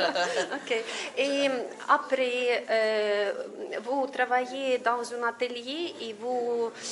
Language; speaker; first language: French; non-native, learner; Russian